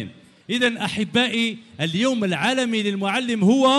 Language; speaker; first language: Arabic; native; Arabic